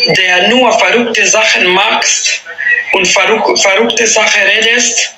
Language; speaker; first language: German; non-native, learner; Swahili